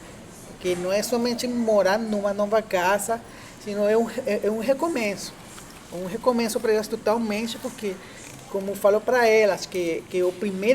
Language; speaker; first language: Portuguese; non-native, fluent; Spanish